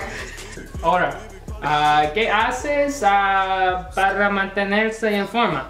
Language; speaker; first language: Spanish; non-native, learner; English